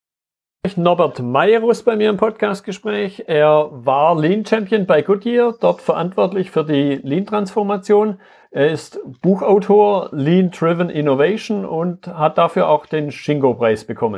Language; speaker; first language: German; native; German